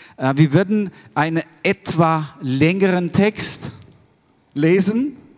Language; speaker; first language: German; non-native, fluent; Albanian